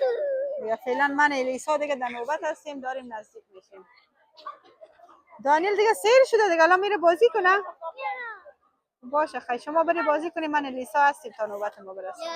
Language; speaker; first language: Persian; native; Persian